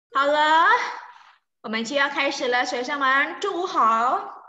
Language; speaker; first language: Chinese; non-native, fluent; Indonesian